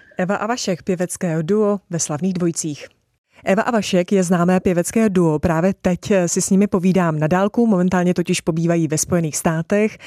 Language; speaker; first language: Czech; native; Czech